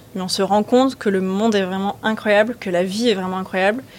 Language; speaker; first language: French; native; French